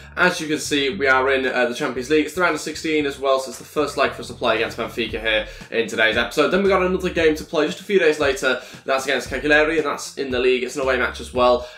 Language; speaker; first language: English; native; English